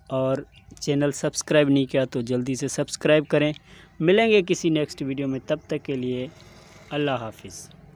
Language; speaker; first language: Urdu; non-native, local second language; Sindhi